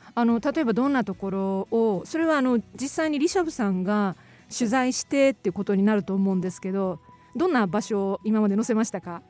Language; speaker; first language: Japanese; native; Japanese